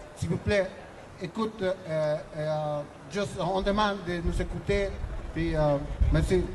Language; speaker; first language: French; non-native, learner; Spanish